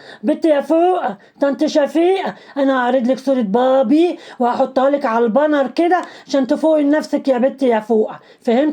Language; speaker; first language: Arabic; native; Arabic